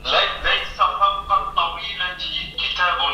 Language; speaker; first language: Arabic; non-native, learner; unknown